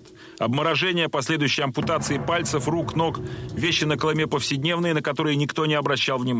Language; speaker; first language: Russian; native; Russian